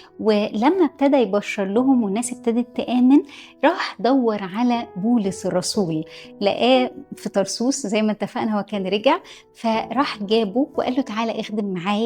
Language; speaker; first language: Arabic; native; Arabic